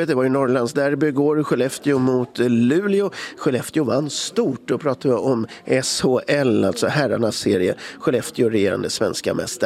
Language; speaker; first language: Swedish; native; Swedish